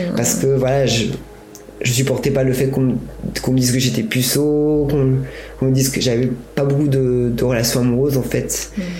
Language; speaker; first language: French; native; French